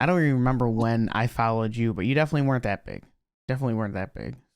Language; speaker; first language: English; native; English